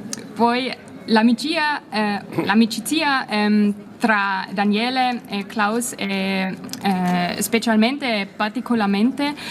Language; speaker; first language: Italian; non-native, fluent; German